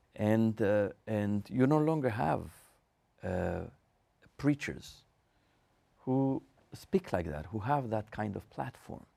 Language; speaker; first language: English; non-native, fluent; Spanish